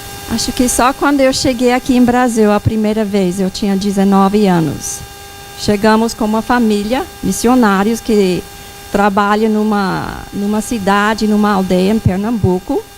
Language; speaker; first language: Portuguese; non-native, fluent; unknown